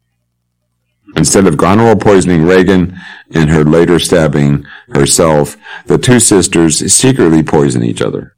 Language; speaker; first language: English; native; English